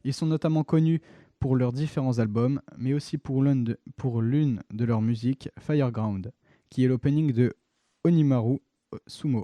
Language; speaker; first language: French; native; French